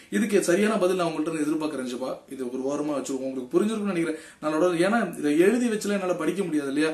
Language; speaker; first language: Tamil; non-native, local second language; Telugu